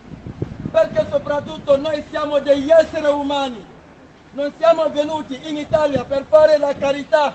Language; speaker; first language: Italian; non-native, fluent; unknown